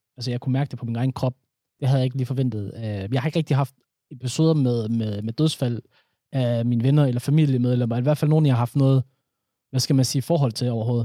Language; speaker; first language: Danish; early bilingual, other home language; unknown